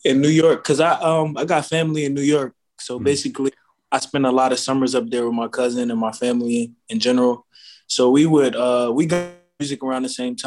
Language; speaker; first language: English; native; English